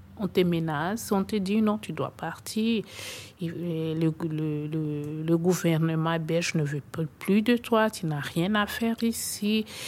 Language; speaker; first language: French; non-native, local second language; Swahili